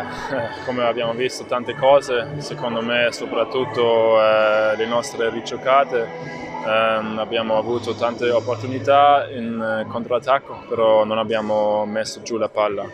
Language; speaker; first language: Italian; non-native, fluent; German